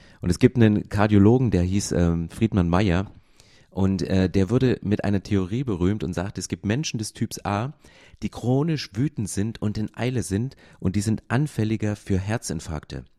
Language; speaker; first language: German; native; German